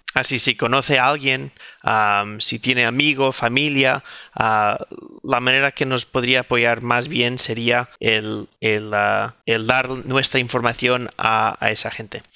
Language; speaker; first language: Spanish; non-native, local second language; Catalan